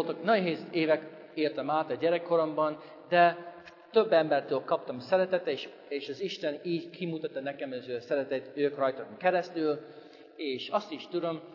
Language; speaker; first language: Hungarian; non-native, fluent; English